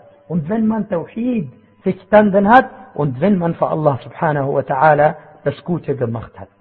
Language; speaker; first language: German; non-native, fluent; Arabic